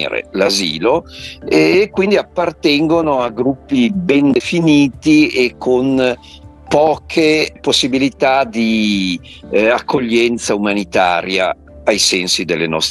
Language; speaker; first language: Italian; native; Italian